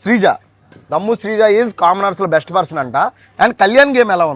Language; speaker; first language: Telugu; native; Telugu